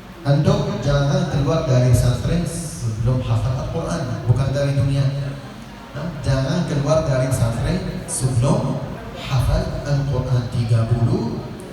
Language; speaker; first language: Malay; non-native, learner; Arabic